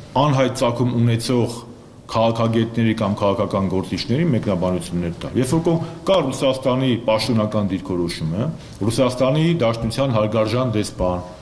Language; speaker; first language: Armenian; native; Armenian